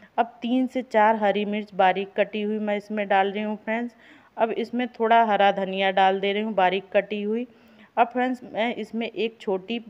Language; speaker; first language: Hindi; native; Hindi